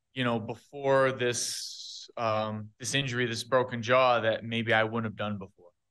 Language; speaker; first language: English; native; English